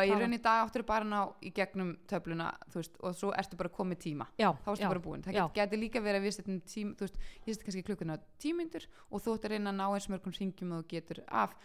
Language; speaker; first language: Icelandic; early bilingual, heritage; Icelandic